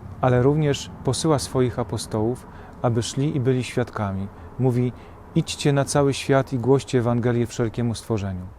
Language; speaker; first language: Polish; native; Polish